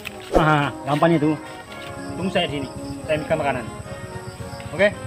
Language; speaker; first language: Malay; non-native, local second language; Buginese